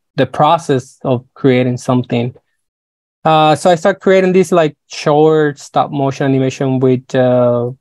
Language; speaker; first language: English; non-native, fluent; Spanish